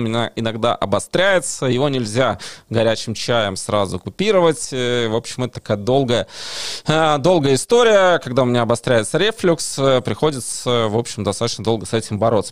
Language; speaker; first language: Russian; native; Russian